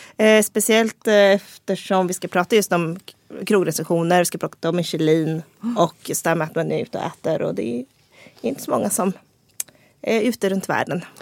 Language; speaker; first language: Swedish; native; Swedish